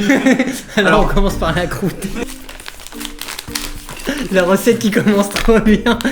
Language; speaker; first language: French; native; French